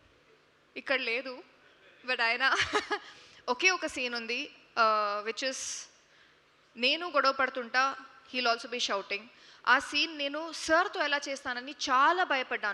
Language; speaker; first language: Telugu; non-native, fluent; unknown